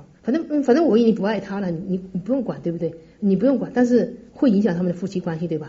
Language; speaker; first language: Chinese; native; Chinese